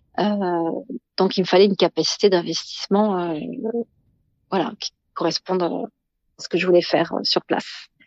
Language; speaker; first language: French; native; French